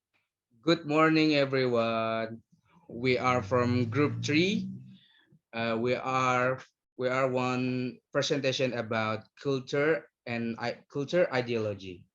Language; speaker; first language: English; non-native, learner; Indonesian